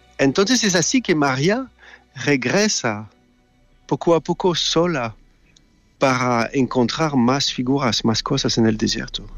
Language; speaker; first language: Spanish; non-native, learner; French